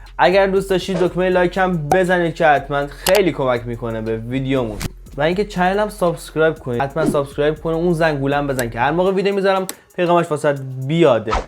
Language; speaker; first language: Persian; native; Persian